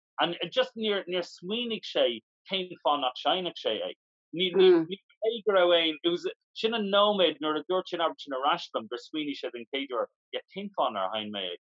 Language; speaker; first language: Irish; non-native, local second language; English